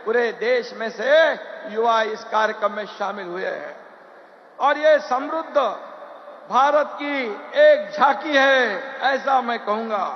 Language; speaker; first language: Hindi; non-native, local second language; Marathi